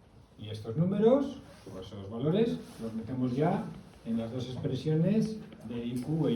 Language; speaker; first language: Spanish; native; Spanish